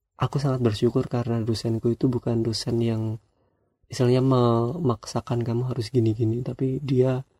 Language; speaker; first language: Indonesian; non-native, local second language; Javanese